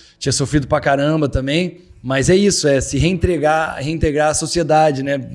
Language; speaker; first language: Portuguese; native; Portuguese